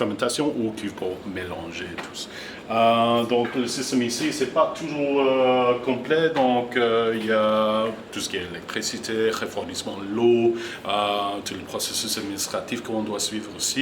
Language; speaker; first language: French; non-native, fluent; English